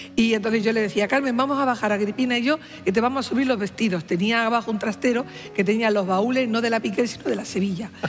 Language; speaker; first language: Spanish; native; Spanish